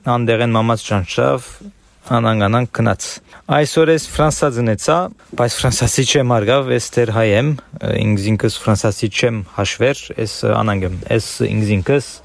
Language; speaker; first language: Armenian; early bilingual, heritage; Armenian